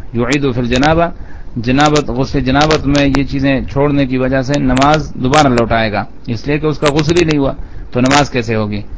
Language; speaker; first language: Urdu; non-native, local second language; Pashto